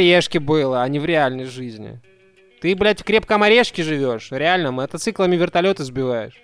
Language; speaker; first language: Russian; native; Russian